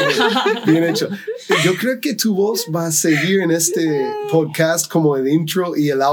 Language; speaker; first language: Spanish; non-native, fluent; English